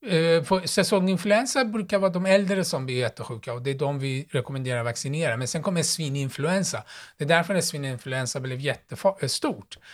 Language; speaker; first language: Swedish; non-native, fluent; Persian